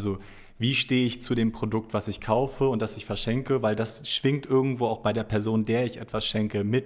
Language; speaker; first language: German; native; German